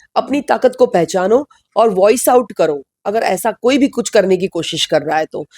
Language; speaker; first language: Hindi; non-native, local second language; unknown